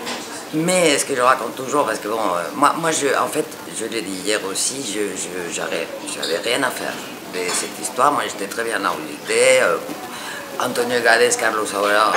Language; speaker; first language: French; non-native, fluent; Spanish